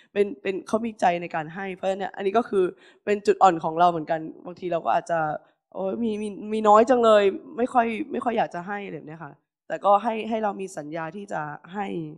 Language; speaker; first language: Thai; native; Thai